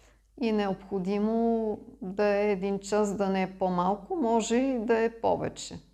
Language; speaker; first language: Bulgarian; non-native, fluent; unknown